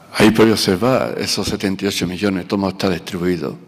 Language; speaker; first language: Spanish; native; Spanish